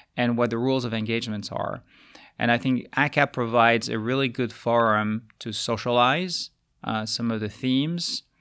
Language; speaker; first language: English; non-native, fluent; French